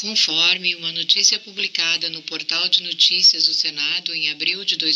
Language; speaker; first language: Portuguese; native; Portuguese